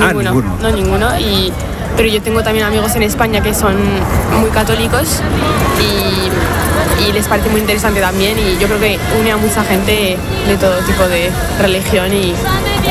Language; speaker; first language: Spanish; non-native, fluent; French